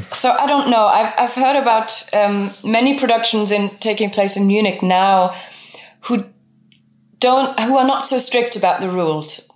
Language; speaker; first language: English; non-native, fluent; French